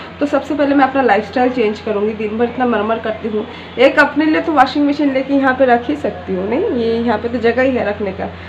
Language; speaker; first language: Hindi; non-native, local second language; Bangla